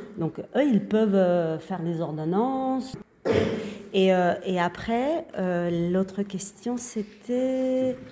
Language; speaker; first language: French; non-native, fluent; Spanish